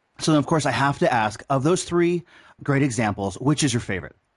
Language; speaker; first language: English; native; English